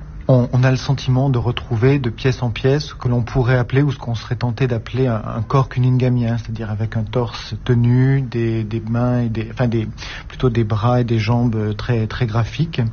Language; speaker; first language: French; native; French